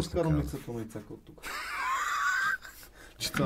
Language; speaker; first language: Bulgarian; native; Bulgarian